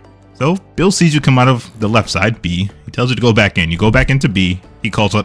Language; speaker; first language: English; native; English